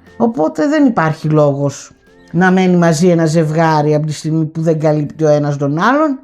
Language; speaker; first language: Greek; native; Greek